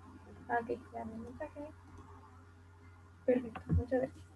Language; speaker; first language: Spanish; native; Spanish